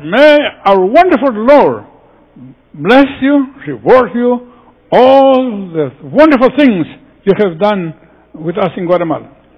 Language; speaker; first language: English; non-native, fluent; Spanish